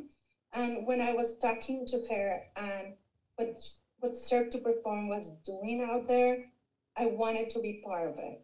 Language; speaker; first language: English; non-native, fluent; Spanish